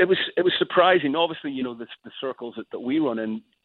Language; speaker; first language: English; native; English